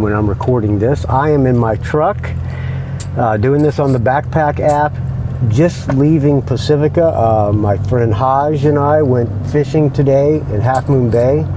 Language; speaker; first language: English; native; English